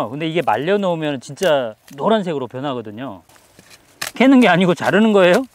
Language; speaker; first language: Korean; native; Korean